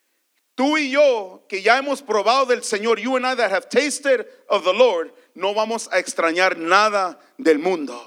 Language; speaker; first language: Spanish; early bilingual, heritage; Spanish